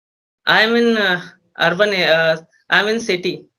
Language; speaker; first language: English; non-native, learner; Hindi